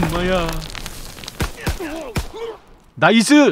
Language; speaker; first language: Korean; native; Korean